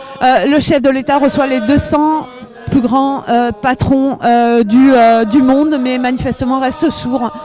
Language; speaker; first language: French; native; French